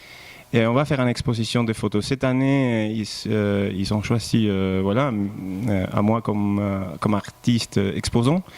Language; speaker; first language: French; non-native, fluent; Spanish